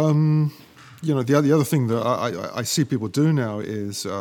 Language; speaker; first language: English; native; English